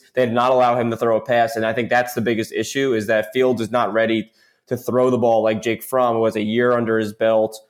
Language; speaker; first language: English; native; English